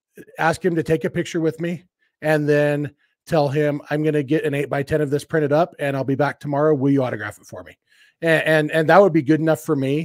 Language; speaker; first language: English; native; English